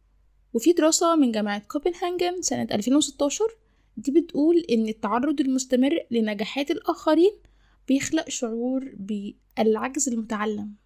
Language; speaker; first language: Arabic; native; Arabic